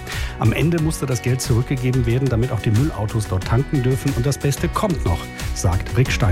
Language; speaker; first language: German; native; German